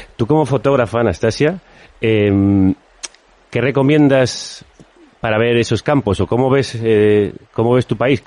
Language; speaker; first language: Spanish; native; Spanish